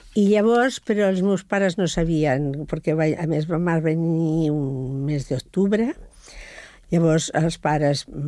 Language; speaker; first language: Catalan; non-native, local second language; Spanish